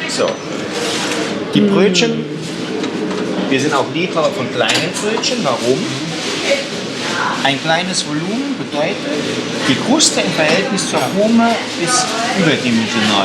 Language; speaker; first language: German; native; German